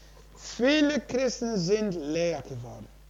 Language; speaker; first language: German; non-native, learner; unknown